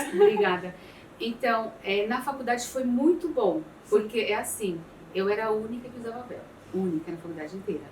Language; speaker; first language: Portuguese; early bilingual, other home language; Arabic